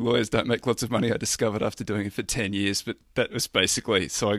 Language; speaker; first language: English; native; English